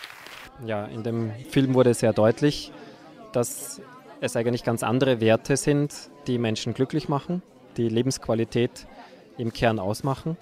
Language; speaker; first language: German; native; German